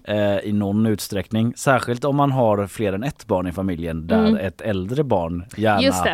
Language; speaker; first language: Swedish; native; Swedish